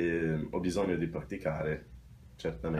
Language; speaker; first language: Italian; non-native, fluent; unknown